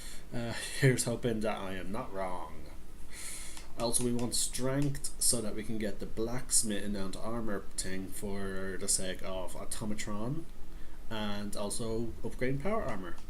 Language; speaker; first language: English; native; English